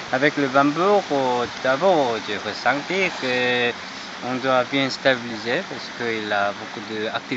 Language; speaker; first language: French; non-native, learner; Korean